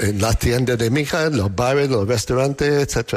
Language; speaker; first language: Spanish; non-native, learner; English